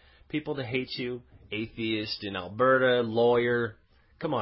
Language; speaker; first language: English; native; English